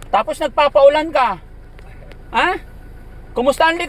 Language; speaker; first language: Filipino; native; Filipino